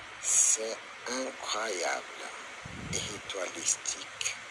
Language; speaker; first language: French; non-native, learner; Portuguese